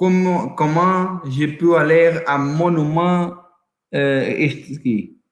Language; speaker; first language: French; non-native, learner; Portuguese